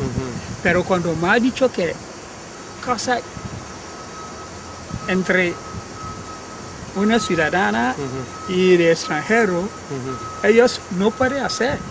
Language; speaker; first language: Spanish; non-native, learner; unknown